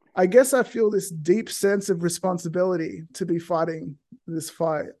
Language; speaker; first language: English; native; English